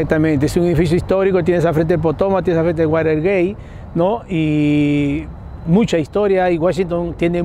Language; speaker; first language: Spanish; native; Spanish